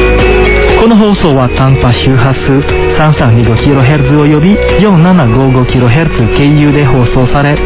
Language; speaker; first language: Japanese; non-native, fluent; Indonesian